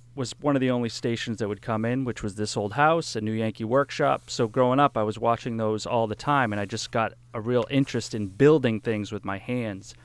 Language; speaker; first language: English; native; English